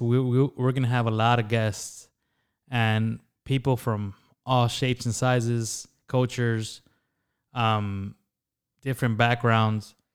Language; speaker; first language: English; early bilingual, other home language; Spanish